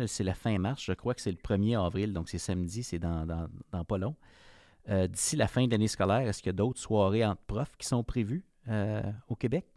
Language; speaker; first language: French; native; French